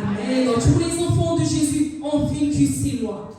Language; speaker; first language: French; non-native, local second language; Ewe